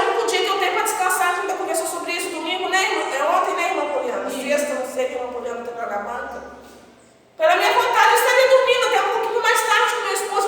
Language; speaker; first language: Portuguese; native; Portuguese